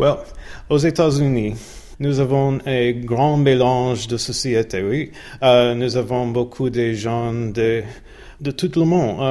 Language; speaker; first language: French; non-native, learner; English